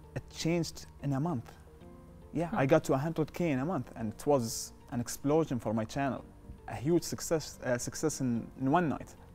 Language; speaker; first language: English; non-native, fluent; Arabic